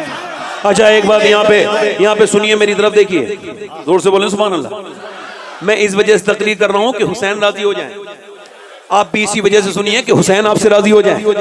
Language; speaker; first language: Urdu; native; Urdu